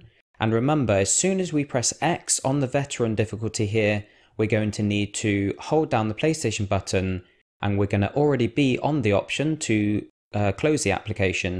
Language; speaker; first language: English; native; English